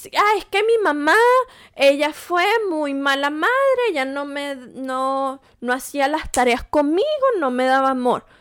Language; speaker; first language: Spanish; native; Spanish